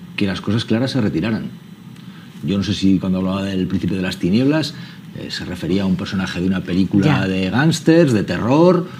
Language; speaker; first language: Spanish; native; Spanish